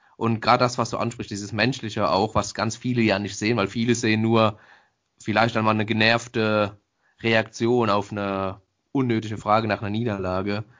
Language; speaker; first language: German; native; German